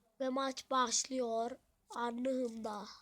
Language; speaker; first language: Turkish; native; Turkish